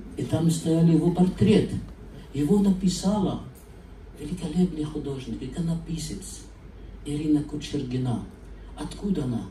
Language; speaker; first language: Russian; non-native, fluent; Arabic